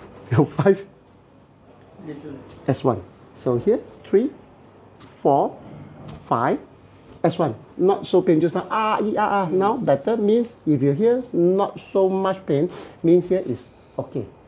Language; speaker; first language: English; non-native, local second language; Cantonese